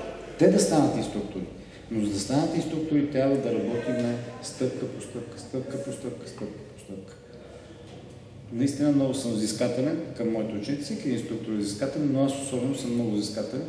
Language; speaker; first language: Bulgarian; native; Bulgarian